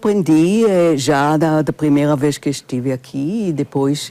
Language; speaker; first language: Portuguese; non-native, fluent; Hebrew